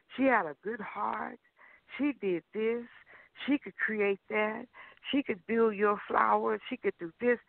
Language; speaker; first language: English; native; English